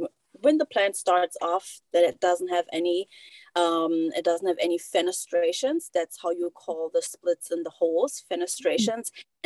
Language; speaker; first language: English; non-native, fluent; German